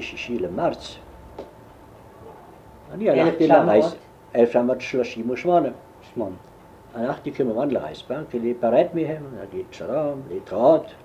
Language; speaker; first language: Hebrew; non-native, fluent; German